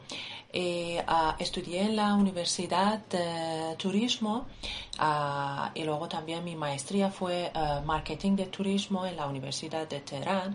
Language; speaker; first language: Spanish; non-native, fluent; Persian